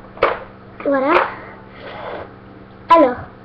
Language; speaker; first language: French; native; French